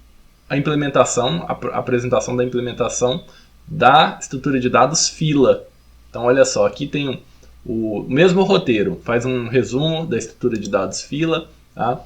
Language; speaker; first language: Portuguese; native; Portuguese